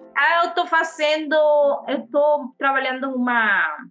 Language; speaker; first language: Portuguese; early bilingual, other home language; Spanish